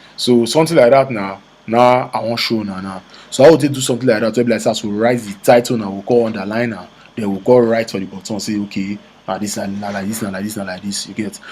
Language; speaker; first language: Nigerian Pidgin; native; Nigerian Pidgin